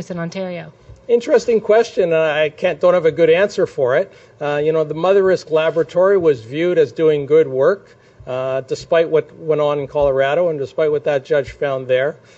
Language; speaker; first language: English; native; English